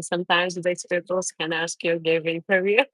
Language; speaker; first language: English; non-native, learner; Russian